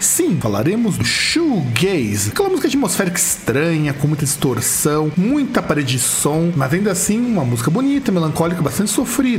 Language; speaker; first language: Portuguese; native; Portuguese